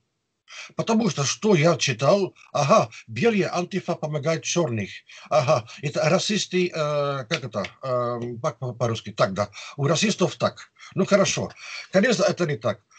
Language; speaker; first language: Russian; non-native, fluent; Dutch